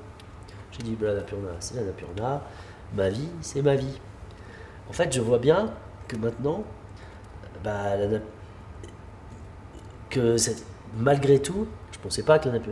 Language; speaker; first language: French; native; French